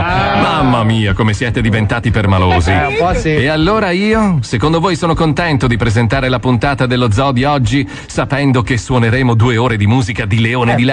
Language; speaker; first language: Italian; native; Italian